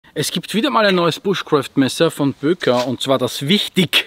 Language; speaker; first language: German; native; German